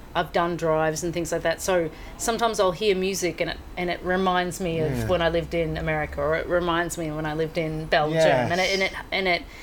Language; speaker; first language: English; native; English